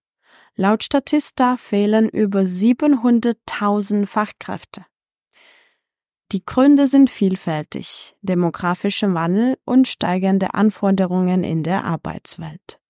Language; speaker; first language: German; non-native, fluent; Czech